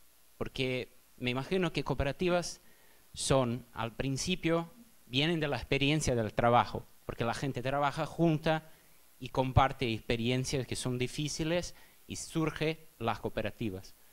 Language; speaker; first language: Spanish; non-native, fluent; Portuguese